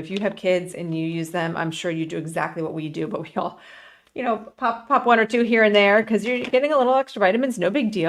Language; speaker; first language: English; native; English